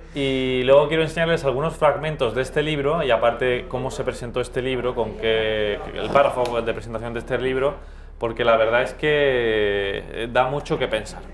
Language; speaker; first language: Spanish; native; Spanish